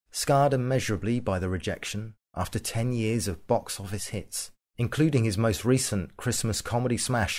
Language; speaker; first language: English; native; English